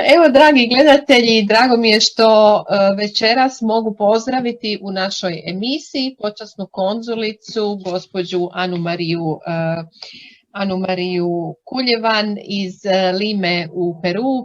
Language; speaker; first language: Croatian; native; Croatian